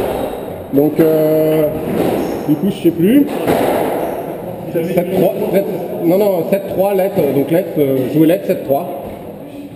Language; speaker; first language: French; native; French